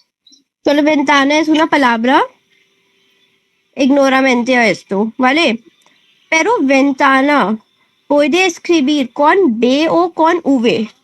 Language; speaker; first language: Spanish; non-native, learner; Hindi